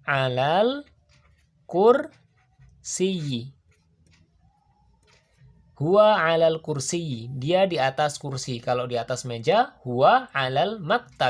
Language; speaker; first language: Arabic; non-native, learner; Indonesian